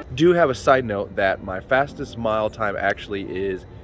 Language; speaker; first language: English; native; English